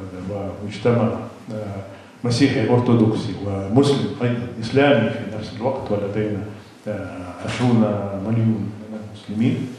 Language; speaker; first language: Arabic; non-native, fluent; Russian